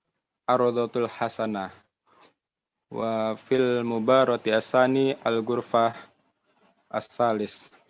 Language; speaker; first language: Arabic; non-native, learner; Indonesian